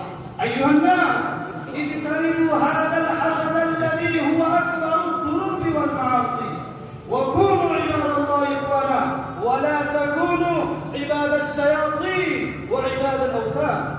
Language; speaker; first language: Arabic; non-native, learner; Urdu